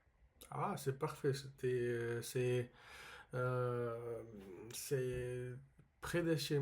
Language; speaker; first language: French; non-native, learner; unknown